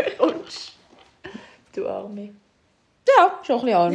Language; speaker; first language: German; native; German